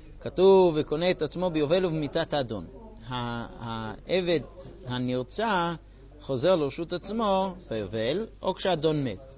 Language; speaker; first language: Hebrew; non-native, fluent; English